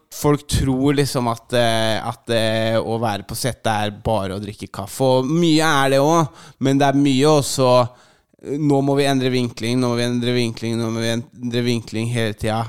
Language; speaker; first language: Norwegian; native; Norwegian